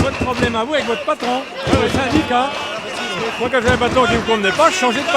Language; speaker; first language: French; native; French